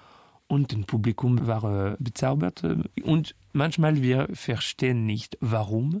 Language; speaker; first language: German; non-native, fluent; French